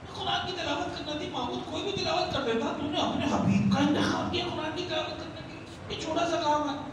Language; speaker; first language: Urdu; native; Urdu